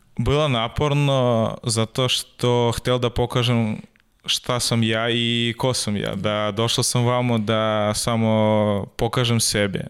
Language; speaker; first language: Serbian; non-native, learner; Russian